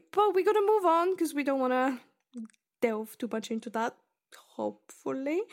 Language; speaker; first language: English; non-native, fluent; Bulgarian